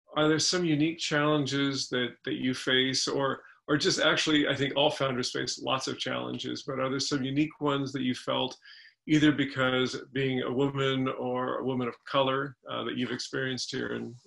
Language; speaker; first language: English; native; English